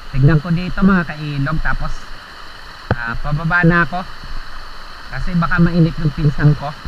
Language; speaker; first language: Filipino; non-native, local second language; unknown